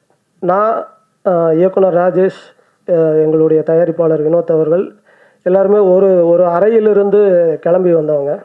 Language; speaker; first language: Tamil; native; Tamil